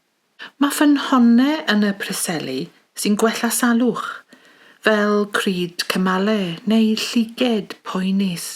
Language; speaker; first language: Welsh; native; Welsh